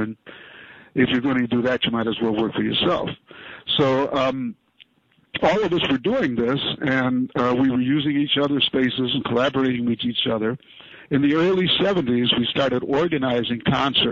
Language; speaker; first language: English; native; English